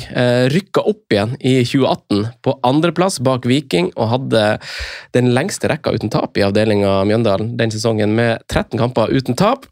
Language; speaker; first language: Norwegian; native; Norwegian